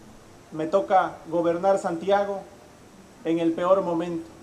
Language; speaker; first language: Spanish; native; Spanish